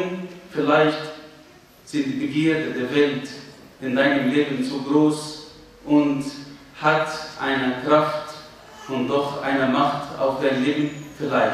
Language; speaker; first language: German; non-native, fluent; Arabic